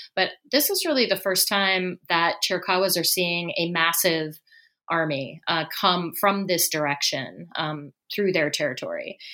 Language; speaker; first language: English; native; English